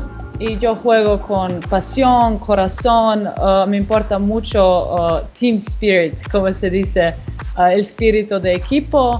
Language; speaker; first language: Spanish; non-native, learner; Slovenian